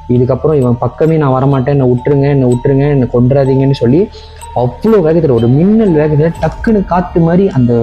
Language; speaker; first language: Tamil; early bilingual, heritage; Tamil